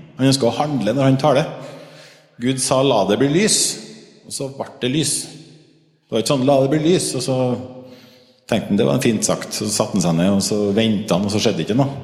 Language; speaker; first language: Norwegian; native; Norwegian